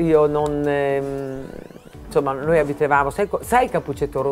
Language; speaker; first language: Italian; native; Italian